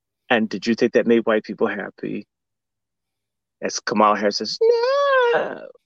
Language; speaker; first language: English; native; English